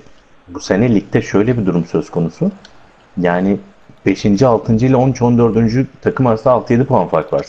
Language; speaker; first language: Turkish; native; Turkish